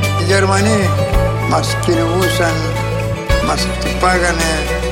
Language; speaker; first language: Greek; non-native, local second language; Ladino